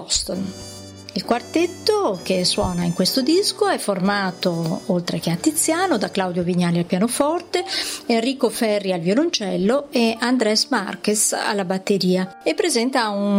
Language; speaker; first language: Italian; native; Italian